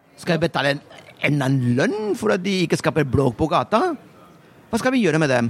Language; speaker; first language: Norwegian; non-native, fluent; Spanish